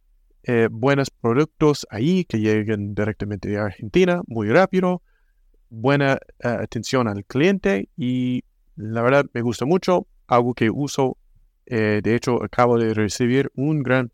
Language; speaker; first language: Spanish; non-native, fluent; English